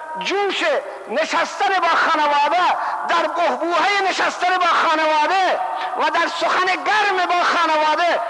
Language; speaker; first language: Persian; non-native, local second language; Baluchi